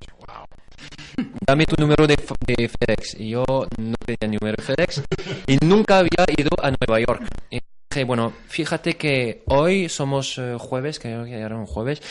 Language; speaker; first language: Spanish; non-native, fluent; French